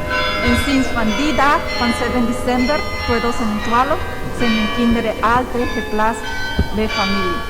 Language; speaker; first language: Dutch; non-native, learner; Spanish